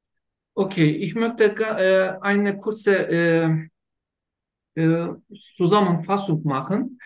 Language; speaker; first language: German; non-native, learner; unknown